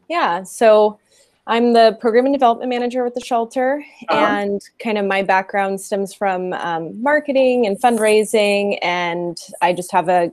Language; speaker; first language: English; native; English